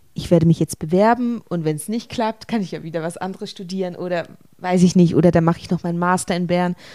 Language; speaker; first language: German; native; German